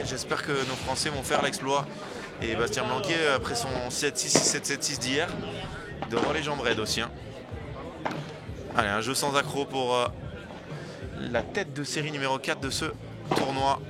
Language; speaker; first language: French; native; French